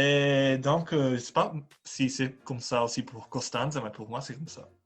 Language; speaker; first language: French; non-native, learner; Italian